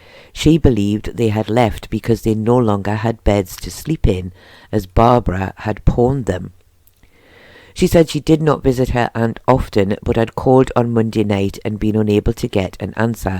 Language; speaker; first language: English; native; English